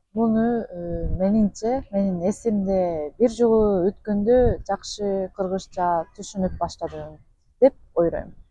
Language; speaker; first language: Kyrgyz; non-native, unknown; Japanese